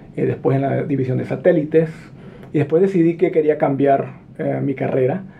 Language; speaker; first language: Spanish; native; Spanish